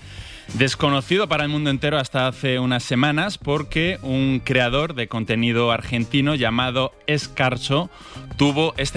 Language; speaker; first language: Spanish; native; Spanish